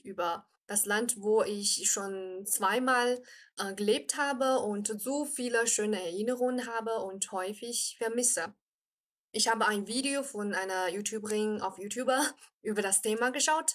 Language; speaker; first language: German; non-native, fluent; Chinese